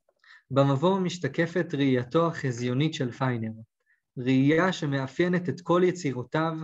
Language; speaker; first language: Hebrew; native; Hebrew